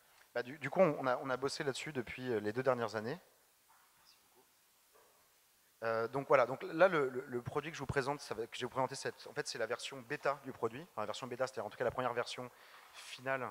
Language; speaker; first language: French; native; French